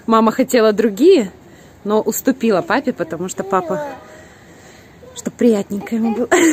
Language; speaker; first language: Russian; native; Russian